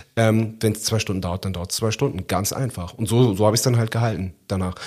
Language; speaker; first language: German; native; German